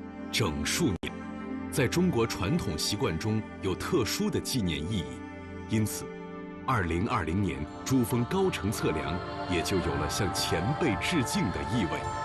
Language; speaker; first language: Chinese; native; Chinese